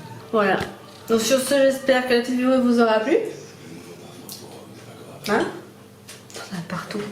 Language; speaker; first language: French; native; French